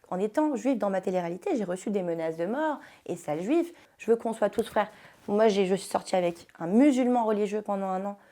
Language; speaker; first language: French; early bilingual, heritage; French